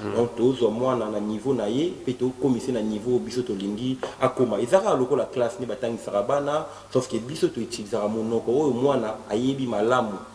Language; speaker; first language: Lingala; native; Lingala